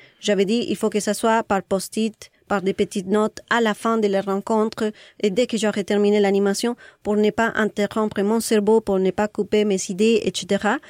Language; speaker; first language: French; non-native, fluent; Spanish